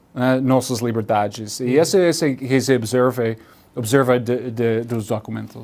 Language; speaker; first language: Portuguese; non-native, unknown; English